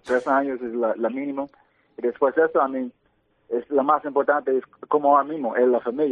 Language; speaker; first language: Spanish; early bilingual, heritage; English